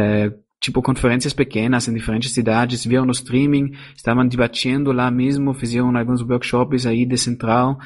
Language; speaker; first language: Portuguese; non-native, fluent; German